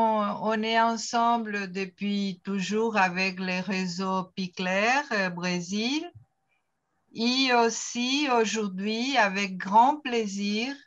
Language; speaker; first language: French; non-native, fluent; Portuguese